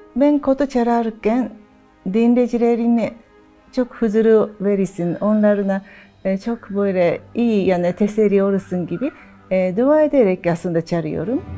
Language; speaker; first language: Turkish; non-native, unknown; Japanese